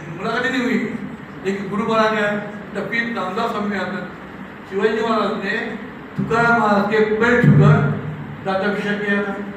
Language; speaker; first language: Hindi; non-native, local second language; Marathi